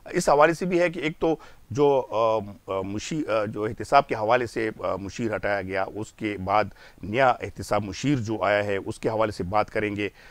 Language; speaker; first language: Urdu; non-native, local second language; Pashto